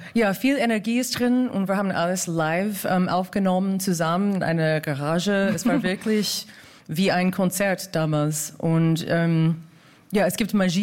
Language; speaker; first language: German; non-native, fluent; English